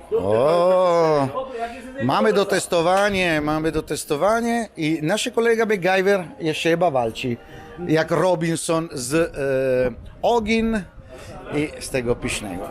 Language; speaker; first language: Polish; non-native, fluent; Italian